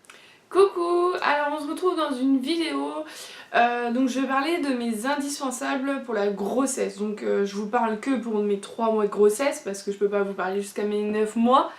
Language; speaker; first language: French; native; French